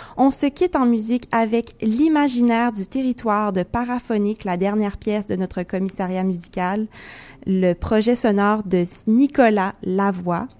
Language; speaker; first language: French; native; French